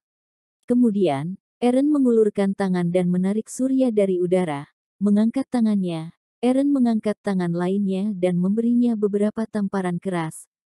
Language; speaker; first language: Indonesian; native; Indonesian